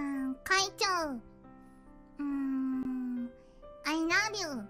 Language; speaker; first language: English; non-native, learner; Japanese